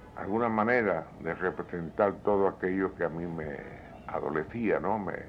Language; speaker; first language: Spanish; native; Spanish